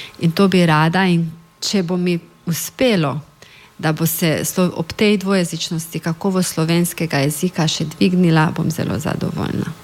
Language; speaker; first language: Slovenian; native; Slovenian